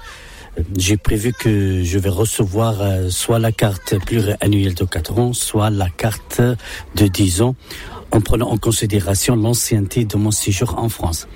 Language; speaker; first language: French; non-native, local second language; Arabic